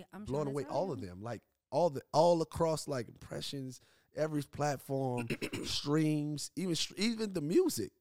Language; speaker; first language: English; native; English